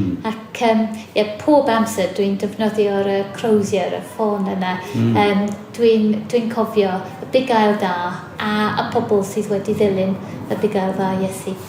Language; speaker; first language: Welsh; non-native, fluent; English